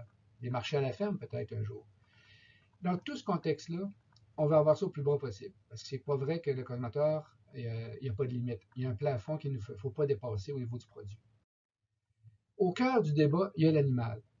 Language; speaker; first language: French; native; French